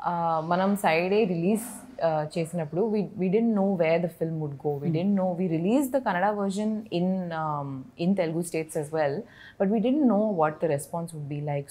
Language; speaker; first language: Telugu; non-native, learner; Kannada